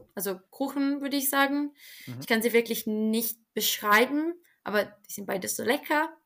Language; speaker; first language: German; non-native, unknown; Italian